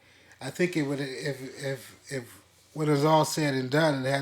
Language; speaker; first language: English; native; English